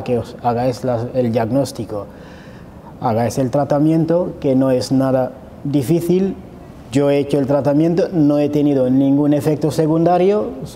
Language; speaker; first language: Spanish; non-native, fluent; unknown